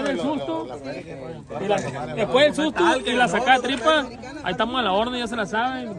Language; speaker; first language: Spanish; native; Spanish